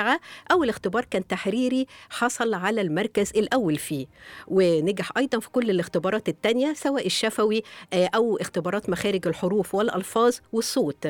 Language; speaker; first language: Arabic; native; Arabic